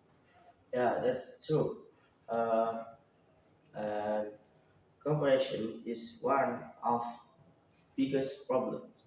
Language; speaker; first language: English; non-native, learner; Indonesian